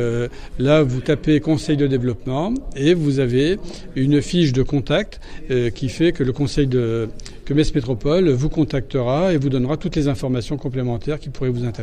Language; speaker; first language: French; native; French